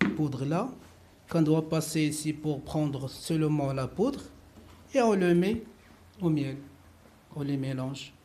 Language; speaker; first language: French; non-native, local second language; Arabic